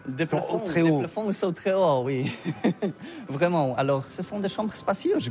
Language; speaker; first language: French; non-native, learner; Polish